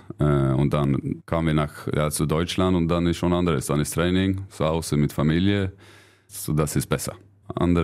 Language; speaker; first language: German; non-native, learner; Swedish